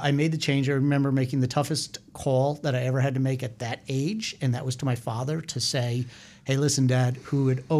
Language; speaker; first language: English; native; English